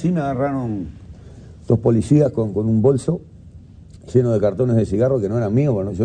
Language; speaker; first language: Spanish; native; Spanish